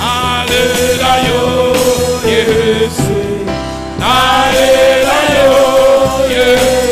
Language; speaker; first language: French; non-native, local second language; Lingala